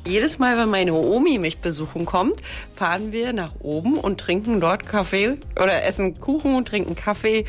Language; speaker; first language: German; native; German